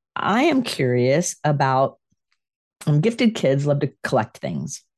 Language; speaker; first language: English; native; English